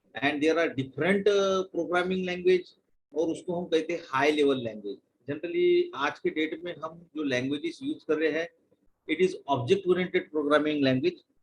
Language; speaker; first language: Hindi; non-native, local second language; Marathi